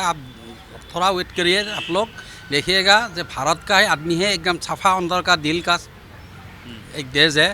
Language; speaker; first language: Hindi; non-native, local second language; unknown